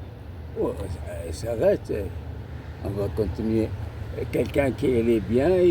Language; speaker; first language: French; non-native, learner; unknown